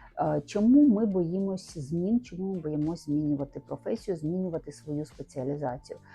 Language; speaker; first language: Ukrainian; native; Ukrainian